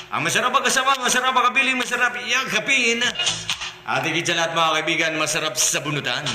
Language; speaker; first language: Filipino; non-native, local second language; Maranao